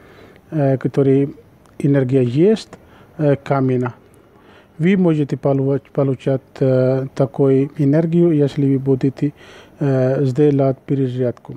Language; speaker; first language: Russian; non-native, learner; Urdu